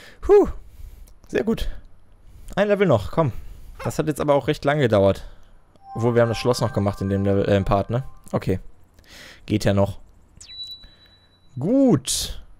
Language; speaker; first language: German; native; German